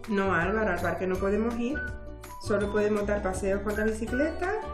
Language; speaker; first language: Spanish; native; Spanish